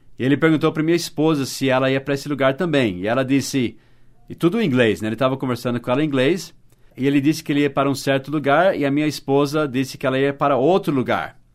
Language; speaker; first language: Portuguese; non-native, fluent; English